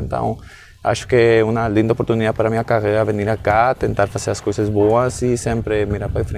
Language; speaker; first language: Portuguese; non-native, learner; Spanish